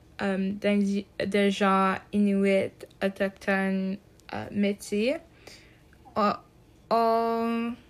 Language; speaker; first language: French; non-native, local second language; English